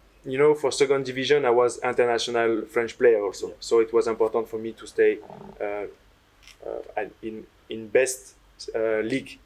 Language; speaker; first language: English; non-native, learner; French